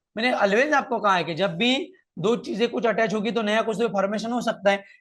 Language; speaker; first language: Hindi; non-native, local second language; Marathi